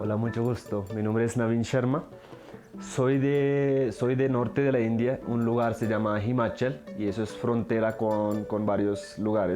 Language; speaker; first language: Spanish; non-native, learner; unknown